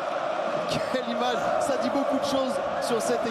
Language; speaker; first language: French; native; French